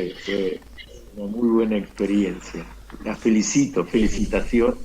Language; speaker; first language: Spanish; non-native, fluent; Russian